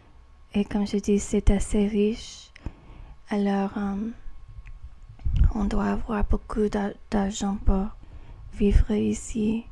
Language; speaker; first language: French; non-native, learner; English